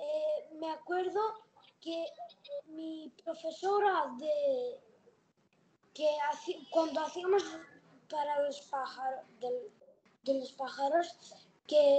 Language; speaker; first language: Spanish; early bilingual, heritage; Spanish